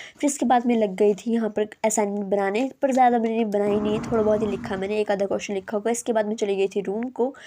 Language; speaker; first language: Hindi; native; Hindi